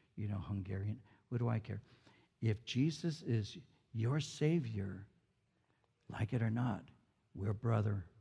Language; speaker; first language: English; early bilingual, other home language; Spanish